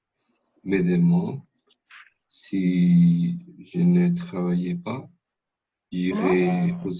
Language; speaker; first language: French; non-native, learner; Spanish